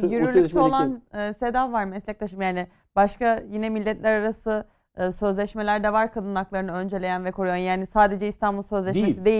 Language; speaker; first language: Turkish; native; Turkish